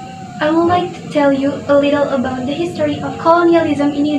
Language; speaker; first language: English; non-native, learner; Indonesian